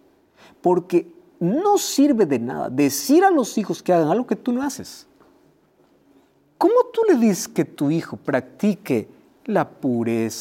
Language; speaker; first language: Spanish; native; Spanish